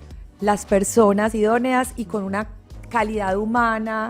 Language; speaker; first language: Spanish; native; Spanish